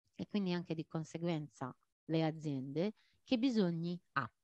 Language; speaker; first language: Italian; non-native, fluent; Maltese